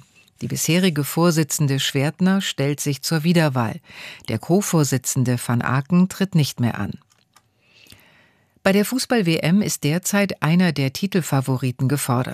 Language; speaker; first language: German; native; German